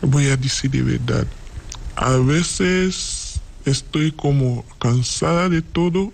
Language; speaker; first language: Spanish; non-native, learner; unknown